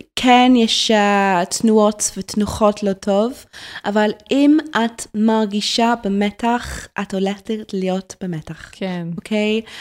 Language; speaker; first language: Hebrew; non-native, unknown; English